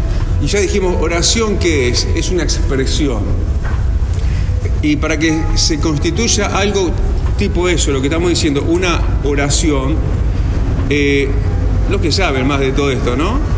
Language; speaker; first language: Spanish; native; Spanish